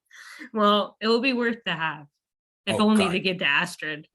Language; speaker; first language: English; native; English